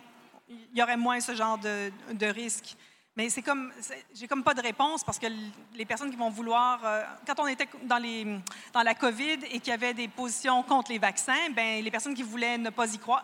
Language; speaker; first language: French; native; French